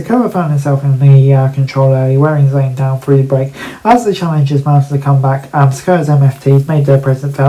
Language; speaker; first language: English; native; English